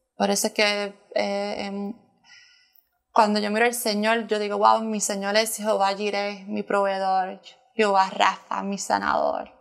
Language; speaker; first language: Spanish; native; Spanish